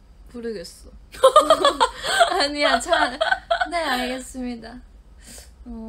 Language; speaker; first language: Korean; non-native, fluent; Chinese